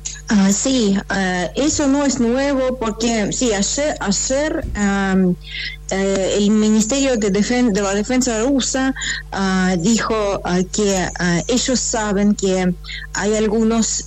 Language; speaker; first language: Spanish; non-native, fluent; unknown